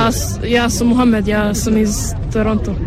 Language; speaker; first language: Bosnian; early bilingual, heritage; English